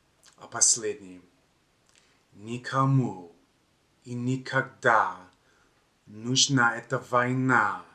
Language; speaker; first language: Russian; non-native, learner; English